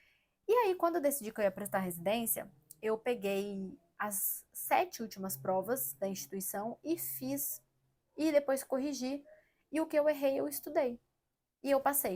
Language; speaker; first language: Portuguese; native; Portuguese